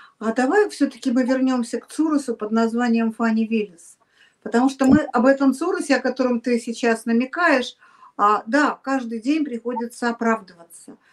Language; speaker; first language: Russian; native; Russian